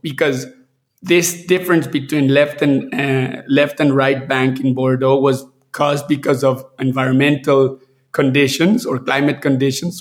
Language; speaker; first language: English; non-native, fluent; Spanish